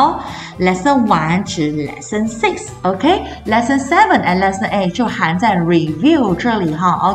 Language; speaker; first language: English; non-native, fluent; Chinese